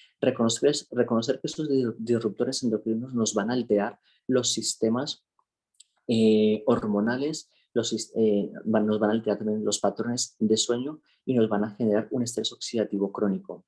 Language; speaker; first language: Spanish; native; Spanish